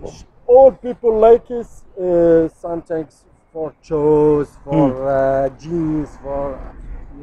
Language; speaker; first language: English; non-native, learner; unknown